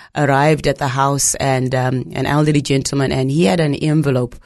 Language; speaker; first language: English; non-native, local second language; Shona